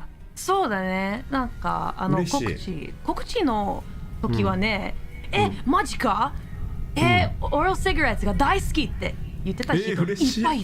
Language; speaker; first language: Japanese; non-native, learner; English